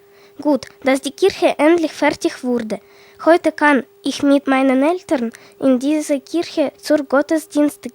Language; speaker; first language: German; non-native, learner; Russian